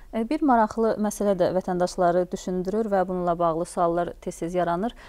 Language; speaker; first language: Azerbaijani; native; Azerbaijani